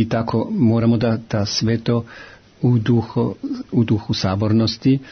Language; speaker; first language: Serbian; non-native, fluent; German